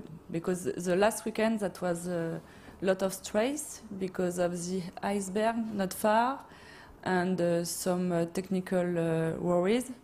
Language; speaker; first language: English; non-native, learner; French